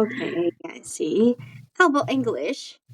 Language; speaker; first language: English; non-native, fluent; Cantonese